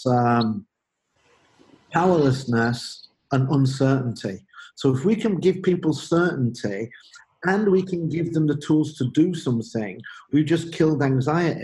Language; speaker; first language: English; native; English